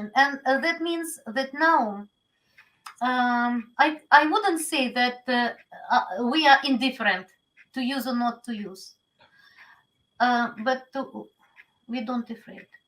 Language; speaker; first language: English; non-native, learner; Ukrainian